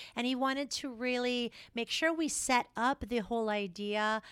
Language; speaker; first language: English; native; English